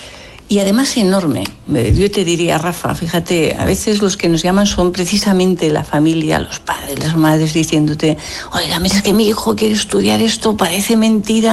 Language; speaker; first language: Spanish; native; Spanish